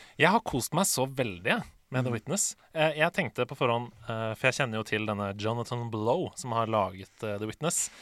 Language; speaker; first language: Norwegian; native; Norwegian